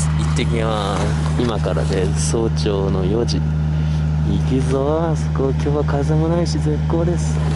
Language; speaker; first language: Japanese; native; Japanese